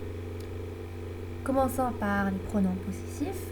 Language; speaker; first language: French; non-native, local second language; Arabic